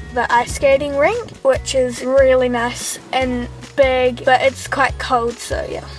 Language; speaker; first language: English; native; English